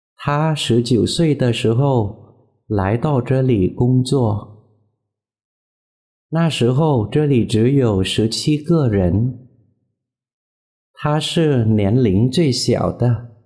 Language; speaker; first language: Chinese; non-native, fluent; Vietnamese